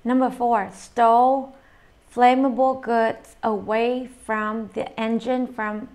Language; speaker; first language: English; non-native, fluent; Vietnamese